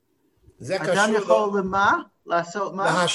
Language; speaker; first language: Hebrew; non-native, fluent; English